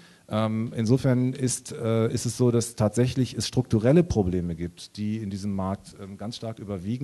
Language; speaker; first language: German; native; German